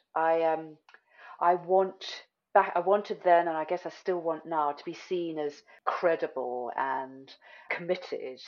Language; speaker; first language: English; native; English